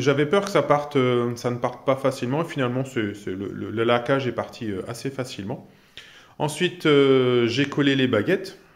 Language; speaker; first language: French; native; French